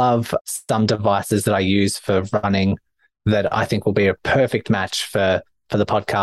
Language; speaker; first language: English; native; English